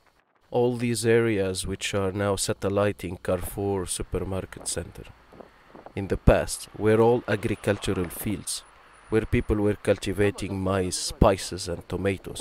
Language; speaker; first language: English; non-native, fluent; Arabic